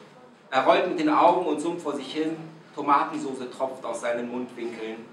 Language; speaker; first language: German; non-native, fluent; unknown